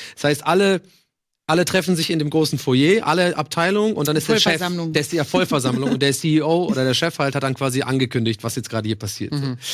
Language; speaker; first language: German; non-native, fluent; English